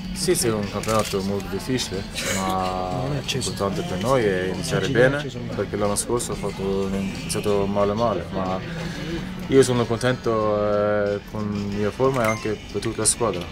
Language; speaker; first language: Italian; non-native, learner; Norwegian